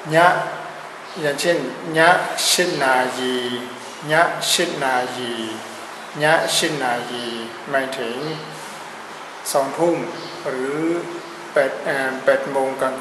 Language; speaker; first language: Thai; non-native, fluent; Burmese